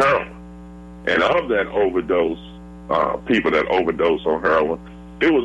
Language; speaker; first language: English; native; English